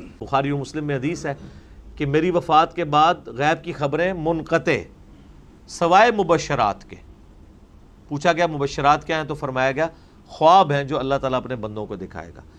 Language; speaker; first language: Urdu; non-native, local second language; Punjabi